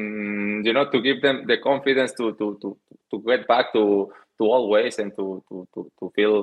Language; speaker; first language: English; non-native, fluent; Spanish